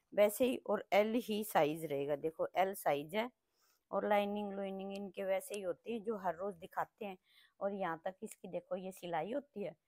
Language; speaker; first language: Hindi; native; Hindi